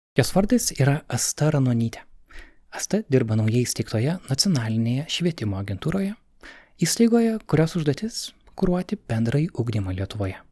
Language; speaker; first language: Lithuanian; native; Lithuanian